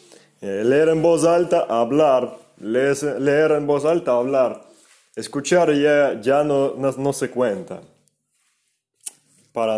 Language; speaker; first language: Spanish; non-native, fluent; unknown